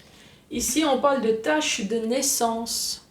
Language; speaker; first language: French; native; French